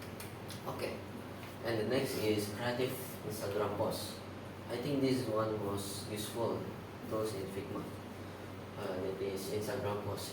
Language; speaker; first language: English; non-native, learner; Indonesian